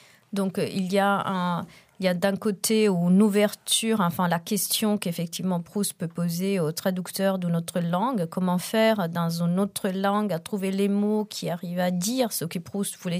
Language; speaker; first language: French; non-native, fluent; Italian